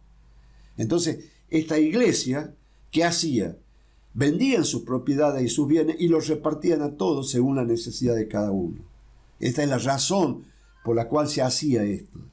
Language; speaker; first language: Spanish; native; Spanish